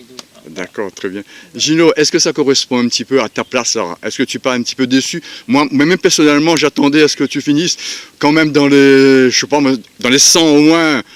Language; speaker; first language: French; native; French